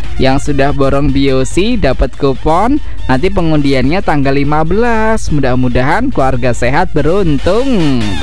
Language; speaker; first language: Indonesian; native; Indonesian